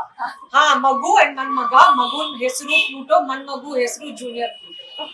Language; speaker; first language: Kannada; non-native, local second language; Hindi